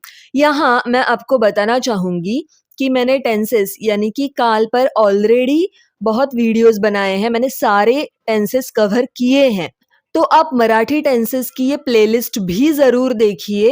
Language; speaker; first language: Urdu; non-native, local second language; Marathi